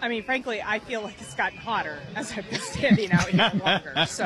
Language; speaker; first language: English; native; English